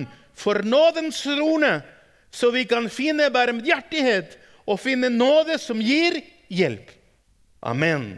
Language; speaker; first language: Norwegian; non-native, fluent; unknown